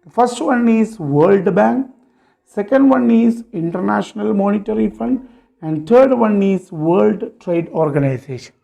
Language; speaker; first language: English; non-native, local second language; Malayalam